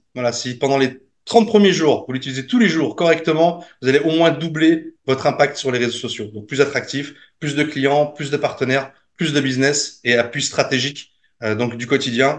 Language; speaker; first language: French; native; French